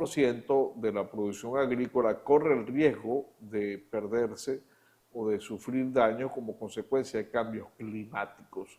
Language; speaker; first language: Spanish; native; Spanish